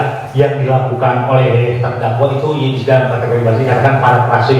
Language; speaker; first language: Indonesian; native; Indonesian